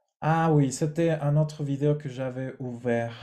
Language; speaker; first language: French; non-native, fluent; Spanish